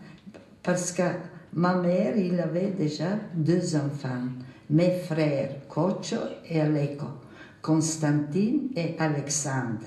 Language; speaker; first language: French; non-native, fluent; Macedonian